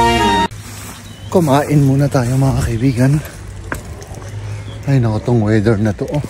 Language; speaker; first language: Filipino; non-native, local second language; Iloko